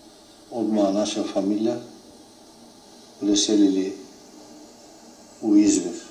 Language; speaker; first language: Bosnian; early bilingual, heritage; Turkish